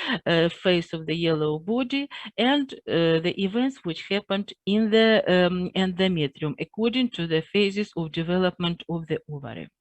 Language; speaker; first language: English; non-native, fluent; Russian